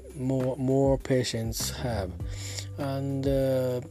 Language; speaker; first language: English; non-native, learner; Japanese